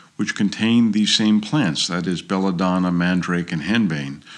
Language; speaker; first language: English; native; English